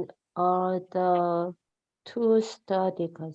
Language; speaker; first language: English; non-native, learner; Korean